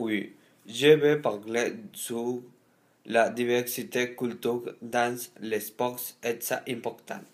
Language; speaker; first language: French; non-native, learner; Spanish